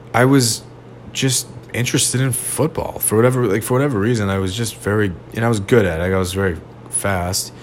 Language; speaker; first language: English; native; English